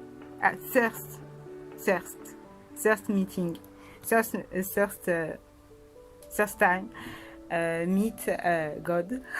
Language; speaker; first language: English; non-native, learner; French